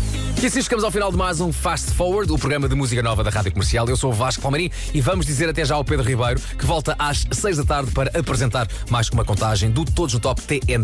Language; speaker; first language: Portuguese; native; Portuguese